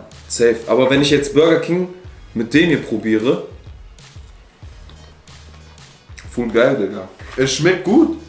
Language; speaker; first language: German; native; German